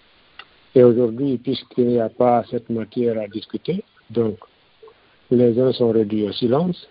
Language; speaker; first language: French; non-native, local second language; Fula